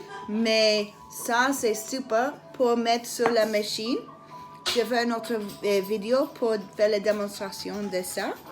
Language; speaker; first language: French; non-native, learner; English